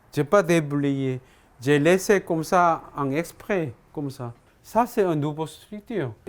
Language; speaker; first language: French; non-native, fluent; Korean